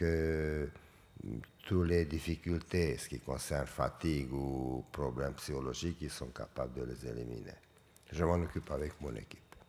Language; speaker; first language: French; non-native, fluent; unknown